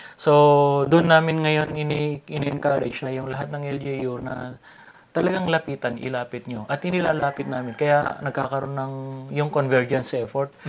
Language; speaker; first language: Filipino; non-native, local second language; Iloko